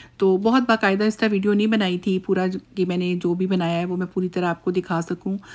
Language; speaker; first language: Urdu; native; Urdu